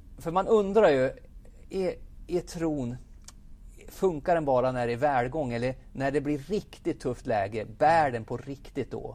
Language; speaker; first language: Swedish; native; Swedish